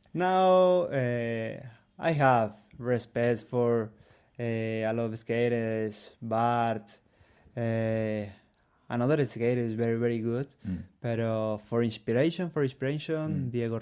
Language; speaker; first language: English; non-native, learner; Spanish